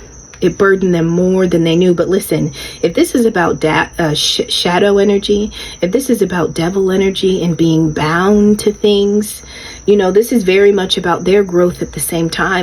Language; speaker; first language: English; native; English